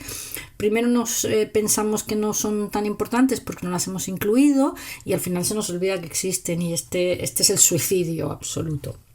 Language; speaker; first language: Spanish; native; Spanish